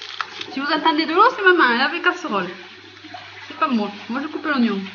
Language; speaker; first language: French; native; French